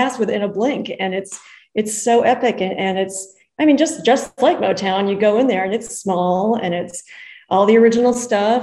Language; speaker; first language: English; native; English